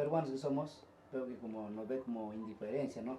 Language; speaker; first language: Spanish; native; Spanish